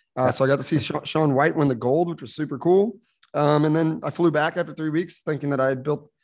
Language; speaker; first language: English; native; English